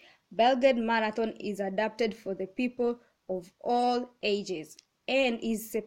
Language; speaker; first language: English; non-native, local second language; Kamba